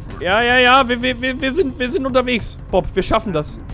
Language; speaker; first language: German; native; German